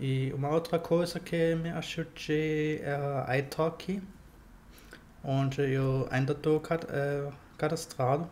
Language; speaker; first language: Portuguese; non-native, fluent; German